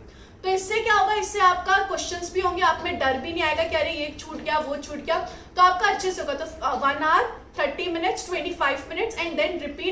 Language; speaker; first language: Hindi; native; Hindi